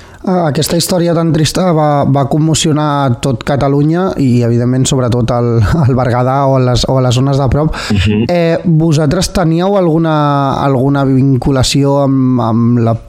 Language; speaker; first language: Catalan; native; Catalan